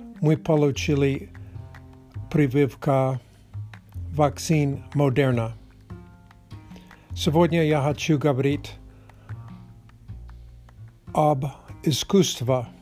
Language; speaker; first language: Russian; non-native, learner; English